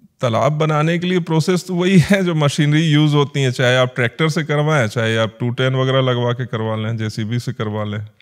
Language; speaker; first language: Hindi; native; Hindi